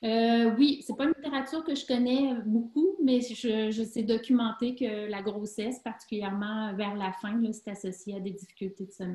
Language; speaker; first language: French; native; French